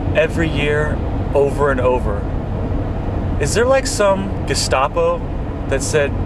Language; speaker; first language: English; native; English